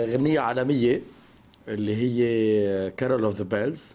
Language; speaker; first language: Arabic; native; Arabic